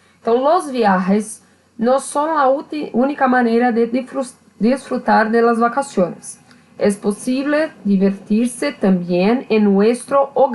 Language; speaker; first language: Spanish; non-native, learner; Portuguese